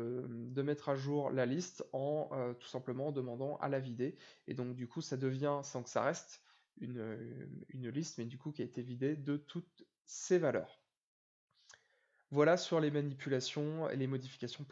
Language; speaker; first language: French; native; French